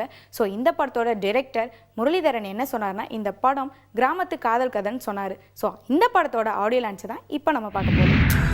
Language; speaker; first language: Tamil; native; Tamil